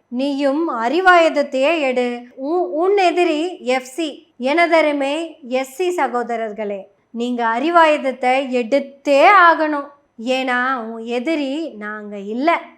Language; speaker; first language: Tamil; non-native, local second language; Malayalam